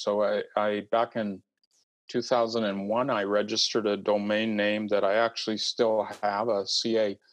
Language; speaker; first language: English; native; English